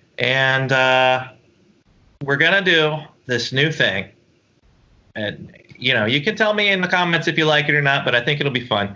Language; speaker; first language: English; native; English